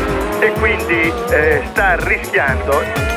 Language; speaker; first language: Italian; native; Italian